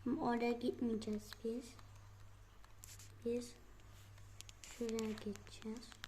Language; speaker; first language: Turkish; early bilingual, heritage; Turkish